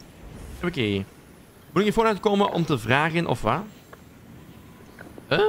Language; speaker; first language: Dutch; native; Dutch